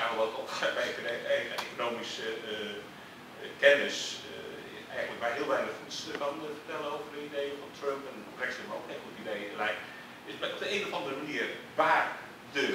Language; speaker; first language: Dutch; native; Dutch